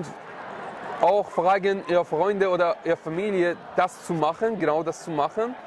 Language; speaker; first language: German; non-native, learner; Persian